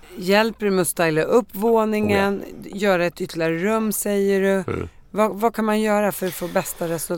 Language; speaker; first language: Swedish; native; Swedish